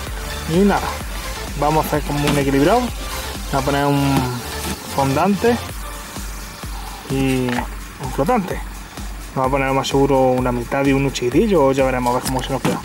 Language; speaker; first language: Spanish; native; Spanish